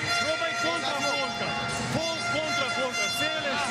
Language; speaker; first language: Hungarian; non-native, learner; Serbian